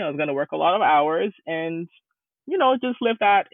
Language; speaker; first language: English; non-native, local second language; Akan